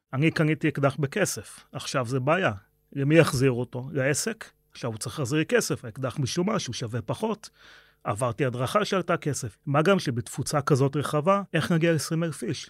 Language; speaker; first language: Hebrew; native; Hebrew